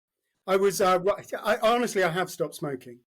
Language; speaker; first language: English; native; English